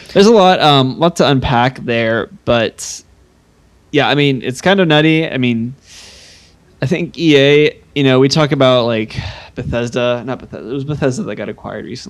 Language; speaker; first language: English; native; English